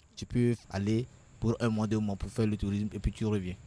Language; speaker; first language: French; non-native, local second language; Ewe